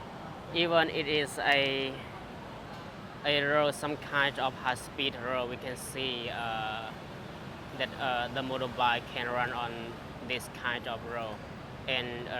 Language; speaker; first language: English; non-native, fluent; Chinese